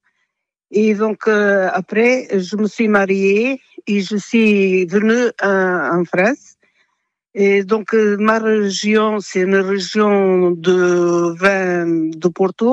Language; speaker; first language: French; non-native, fluent; Portuguese